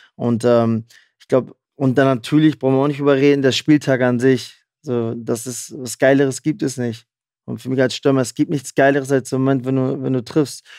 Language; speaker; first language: German; native; German